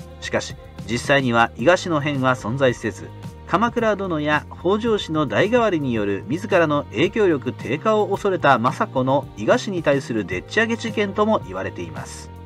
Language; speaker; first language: Japanese; native; Japanese